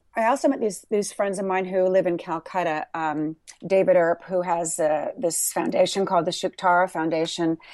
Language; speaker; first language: English; native; English